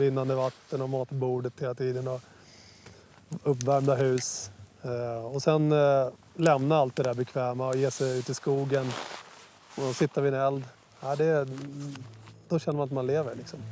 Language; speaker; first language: Swedish; native; Swedish